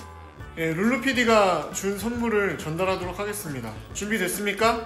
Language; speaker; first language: Korean; native; Korean